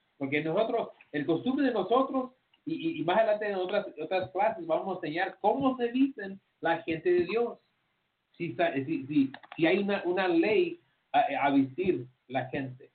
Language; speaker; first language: Spanish; early bilingual, heritage; Spanish